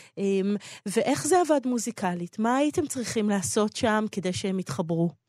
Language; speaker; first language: Hebrew; native; Hebrew